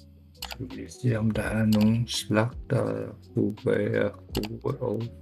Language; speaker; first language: Danish; native; Danish